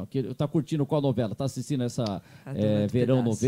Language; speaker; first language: Portuguese; native; Portuguese